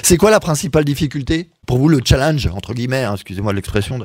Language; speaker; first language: French; native; French